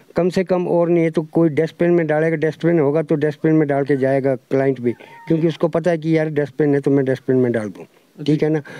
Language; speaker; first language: Hindi; native; Hindi